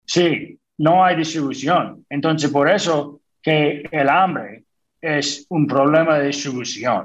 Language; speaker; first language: Spanish; non-native, fluent; English